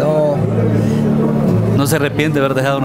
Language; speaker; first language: Spanish; native; Spanish